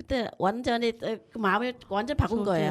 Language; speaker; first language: Korean; non-native, learner; Vietnamese